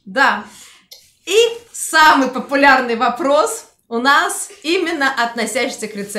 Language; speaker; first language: Russian; native; Russian